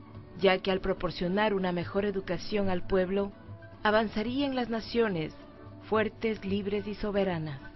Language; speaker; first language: Spanish; native; Spanish